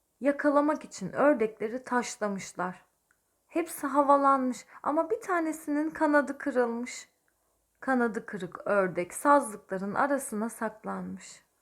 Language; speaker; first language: Turkish; native; Turkish